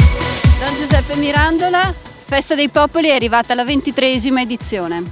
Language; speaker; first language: Italian; native; Italian